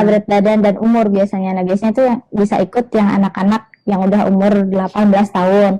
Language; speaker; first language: Indonesian; native; Indonesian